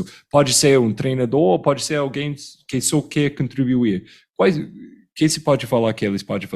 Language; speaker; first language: Portuguese; non-native, fluent; English